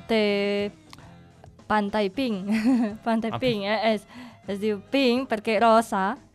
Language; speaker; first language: Catalan; non-native, learner; Indonesian